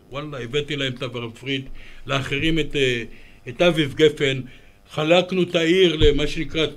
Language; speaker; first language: Hebrew; early bilingual, other home language; Romanian